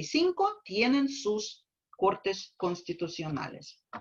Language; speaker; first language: Spanish; non-native, fluent; Russian